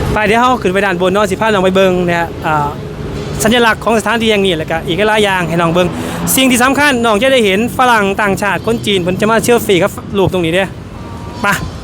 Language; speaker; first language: Thai; native; Thai